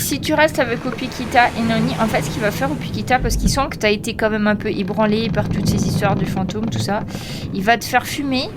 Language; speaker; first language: French; native; French